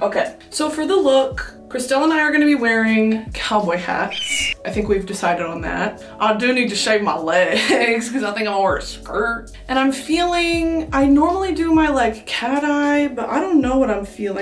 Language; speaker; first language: English; native; English